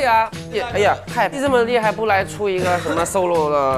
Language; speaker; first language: Chinese; native; Chinese